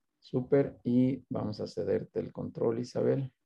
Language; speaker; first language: Spanish; native; Spanish